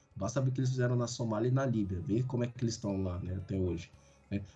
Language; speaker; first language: Portuguese; non-native, fluent; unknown